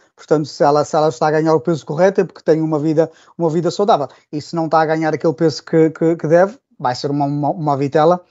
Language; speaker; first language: Portuguese; native; Portuguese